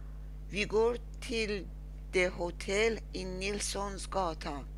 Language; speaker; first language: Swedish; non-native, learner; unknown